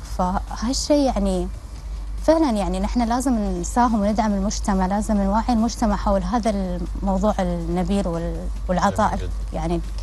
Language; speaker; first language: Arabic; native; Arabic